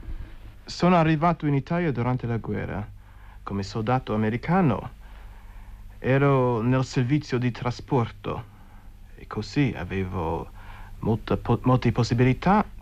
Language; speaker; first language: Italian; non-native, fluent; German